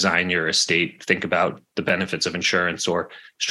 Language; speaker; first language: English; native; English